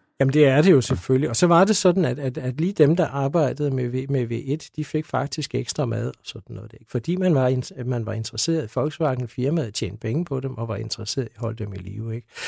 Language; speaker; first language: Danish; native; Danish